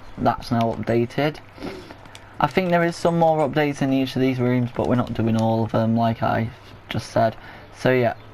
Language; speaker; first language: English; native; English